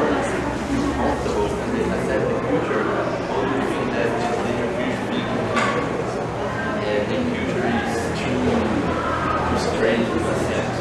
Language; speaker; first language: English; non-native, learner; Portuguese